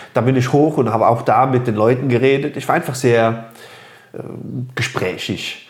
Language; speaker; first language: German; non-native, local second language; Luxembourgish